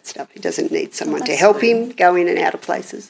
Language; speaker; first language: English; native; English